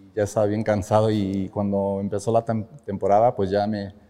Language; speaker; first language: Spanish; early bilingual, heritage; Spanish